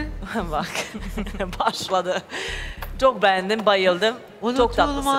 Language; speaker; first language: Turkish; non-native, fluent; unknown